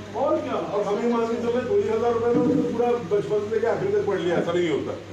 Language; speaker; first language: Hindi; non-native, local second language; Gujarati